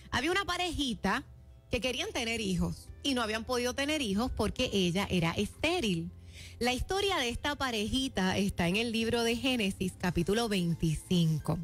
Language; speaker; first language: Spanish; native; Spanish